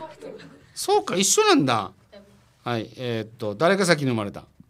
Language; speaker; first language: Japanese; native; Japanese